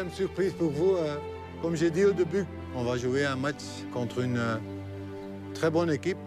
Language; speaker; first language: French; non-native, local second language; Dutch